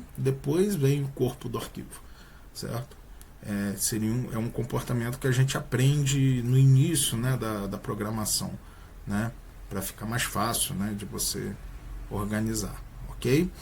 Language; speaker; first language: Portuguese; native; Portuguese